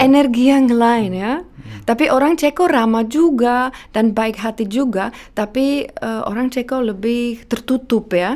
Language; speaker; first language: Indonesian; non-native, fluent; Czech